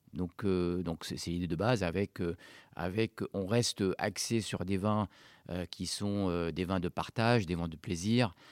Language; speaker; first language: French; non-native, local second language; Arabic